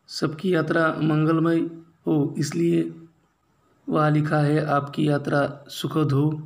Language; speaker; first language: Hindi; non-native, local second language; Marathi